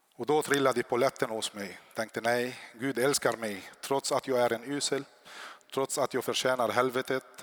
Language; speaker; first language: Swedish; non-native, fluent; Arabic